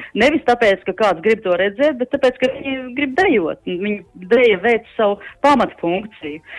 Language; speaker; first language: Latvian; native; Latvian